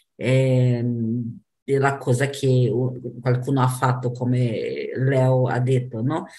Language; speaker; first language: Italian; non-native, fluent; Portuguese